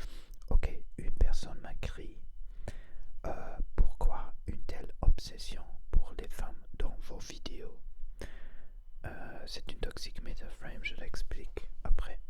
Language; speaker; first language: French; non-native, learner; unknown